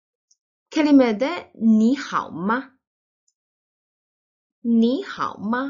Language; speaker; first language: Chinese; non-native, fluent; Turkish